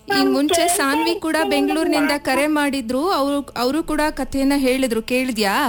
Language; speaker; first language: Kannada; native; Kannada